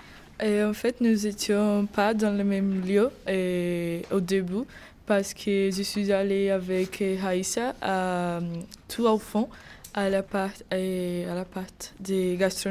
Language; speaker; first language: French; non-native, learner; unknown